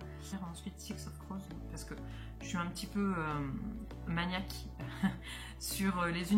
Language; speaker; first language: French; native; French